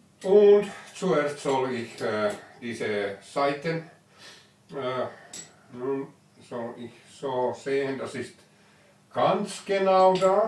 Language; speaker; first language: German; non-native, learner; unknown